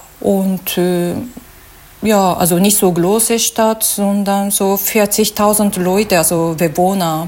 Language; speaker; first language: German; non-native, learner; Japanese